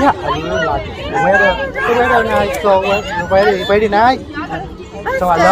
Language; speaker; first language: English; non-native, learner; Vietnamese